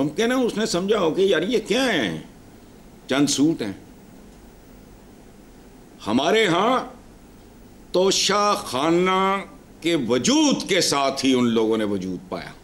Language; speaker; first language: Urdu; non-native, local second language; Punjabi